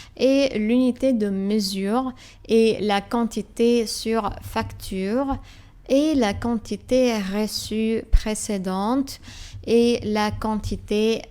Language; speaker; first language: French; non-native, fluent; Arabic